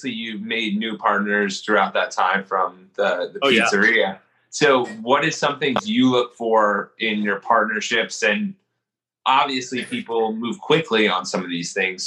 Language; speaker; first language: English; native; English